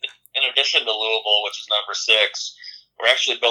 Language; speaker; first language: English; native; English